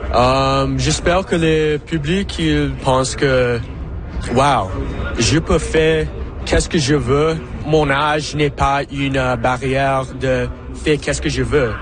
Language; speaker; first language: French; non-native, local second language; English